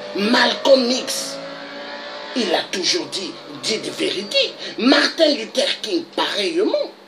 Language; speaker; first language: French; non-native, local second language; Lingala